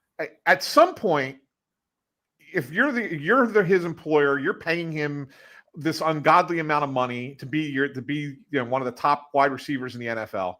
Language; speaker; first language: English; native; English